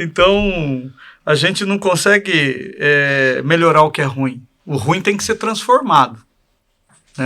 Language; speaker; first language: Portuguese; native; Portuguese